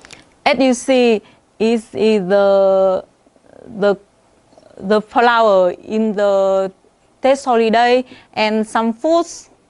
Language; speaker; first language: English; non-native, learner; Vietnamese